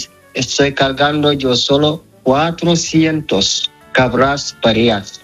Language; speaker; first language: Spanish; non-native, learner; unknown